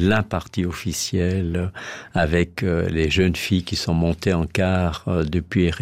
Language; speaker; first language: French; native; French